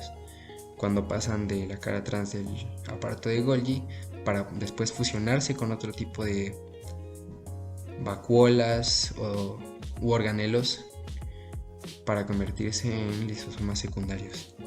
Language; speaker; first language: Spanish; native; Spanish